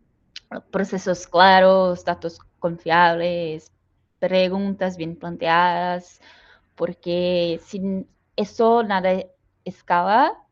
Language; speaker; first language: Spanish; non-native, fluent; Portuguese